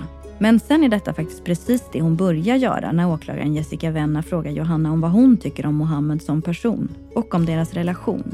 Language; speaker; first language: Swedish; native; Swedish